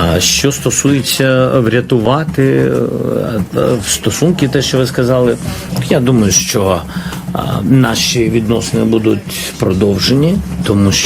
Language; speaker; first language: Ukrainian; non-native, local second language; Russian